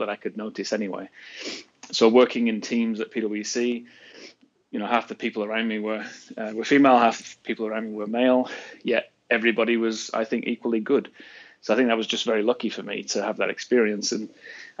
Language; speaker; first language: English; native; English